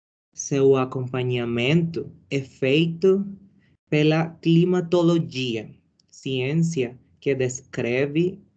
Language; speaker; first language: Portuguese; non-native, learner; Spanish